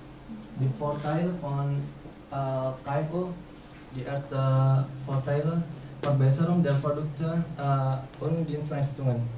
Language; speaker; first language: German; non-native, learner; Indonesian